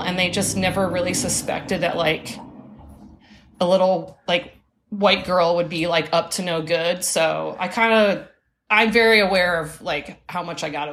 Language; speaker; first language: English; native; English